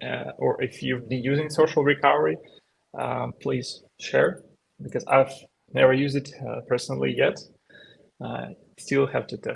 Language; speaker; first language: English; non-native, fluent; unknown